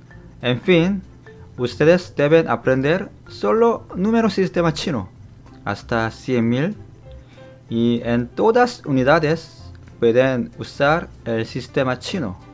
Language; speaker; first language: Spanish; non-native, fluent; Korean